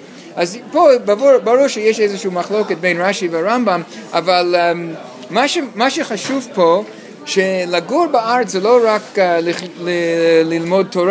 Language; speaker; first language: Hebrew; non-native, fluent; English